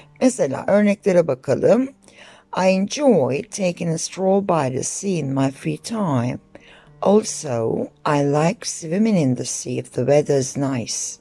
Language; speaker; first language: English; non-native, fluent; Turkish